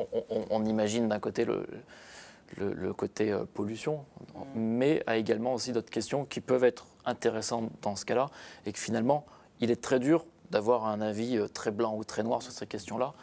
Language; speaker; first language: French; native; French